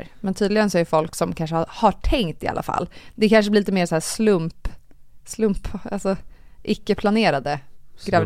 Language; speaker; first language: Swedish; native; Swedish